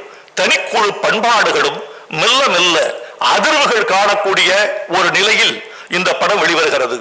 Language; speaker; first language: Tamil; native; Tamil